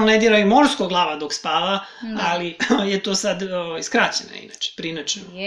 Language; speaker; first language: Serbian; native; Serbian